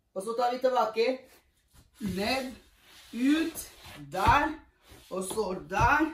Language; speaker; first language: Norwegian; non-native, fluent; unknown